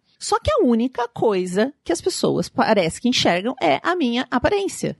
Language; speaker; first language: Portuguese; native; Portuguese